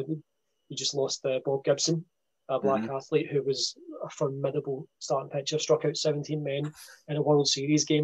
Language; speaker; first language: English; native; English